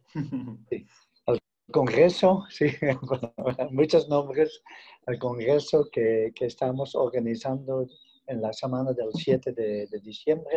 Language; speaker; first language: Spanish; non-native, fluent; Dutch